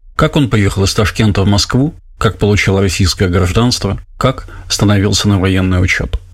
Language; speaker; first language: Russian; native; Russian